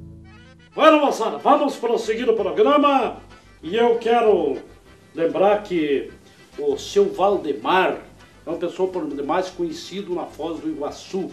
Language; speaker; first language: Portuguese; native; Portuguese